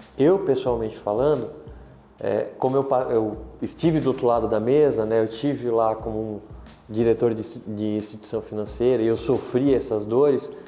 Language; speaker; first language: Portuguese; native; Portuguese